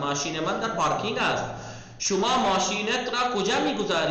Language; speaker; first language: Persian; non-native, fluent; Urdu